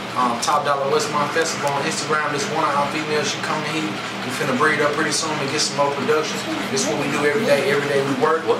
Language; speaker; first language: English; native; English